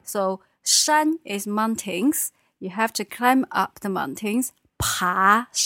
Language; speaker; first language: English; non-native, fluent; Chinese